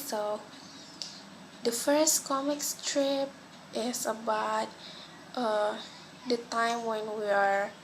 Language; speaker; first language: English; non-native, local second language; Malay